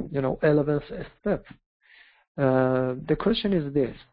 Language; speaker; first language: English; non-native, fluent; Persian